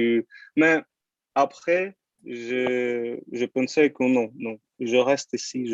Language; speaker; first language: French; non-native, learner; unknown